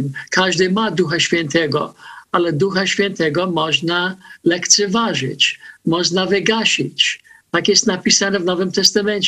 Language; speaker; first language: Polish; early bilingual, heritage; Polish